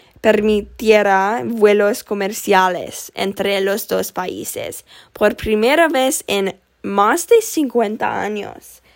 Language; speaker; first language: Spanish; non-native, learner; English